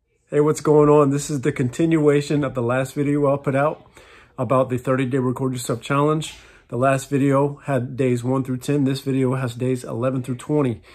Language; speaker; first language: English; native; English